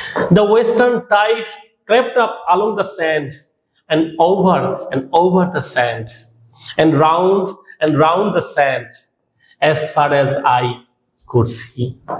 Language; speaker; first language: English; non-native, local second language; Bangla